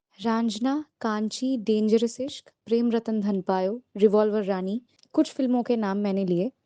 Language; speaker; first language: Hindi; non-native, local second language; Bangla